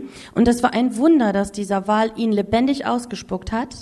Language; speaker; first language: German; native; German